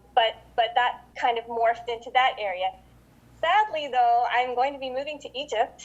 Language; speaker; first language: English; native; English